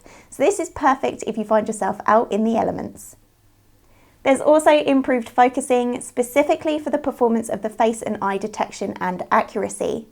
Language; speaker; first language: English; native; English